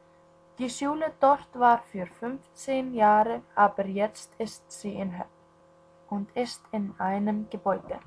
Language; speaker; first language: German; non-native, learner; Icelandic